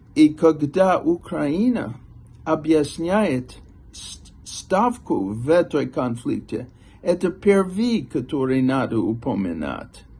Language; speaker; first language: Russian; non-native, fluent; English